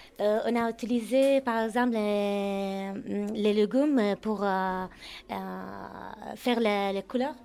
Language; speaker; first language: French; non-native, learner; Arabic